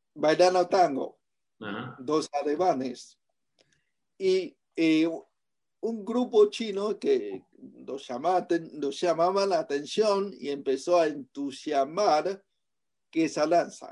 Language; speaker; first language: Spanish; non-native, fluent; Chinese